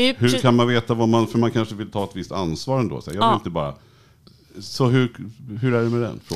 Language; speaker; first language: Swedish; native; Swedish